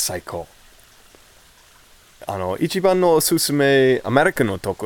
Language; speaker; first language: Japanese; non-native, learner; English